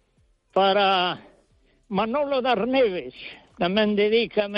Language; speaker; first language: Spanish; non-native, local second language; Galician